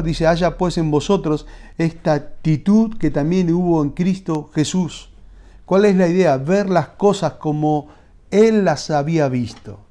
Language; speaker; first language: Spanish; native; Spanish